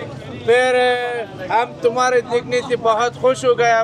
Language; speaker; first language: Hindi; non-native, learner; Persian